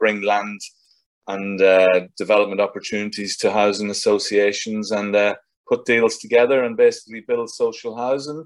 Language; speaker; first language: English; native; English